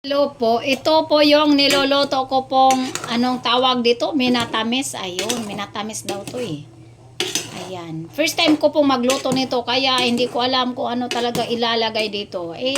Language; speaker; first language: Filipino; non-native, local second language; Cebuano